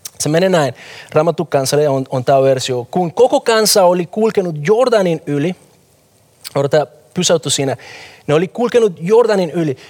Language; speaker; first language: Finnish; non-native, fluent; Spanish